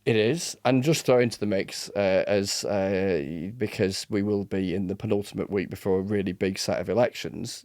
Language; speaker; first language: English; native; English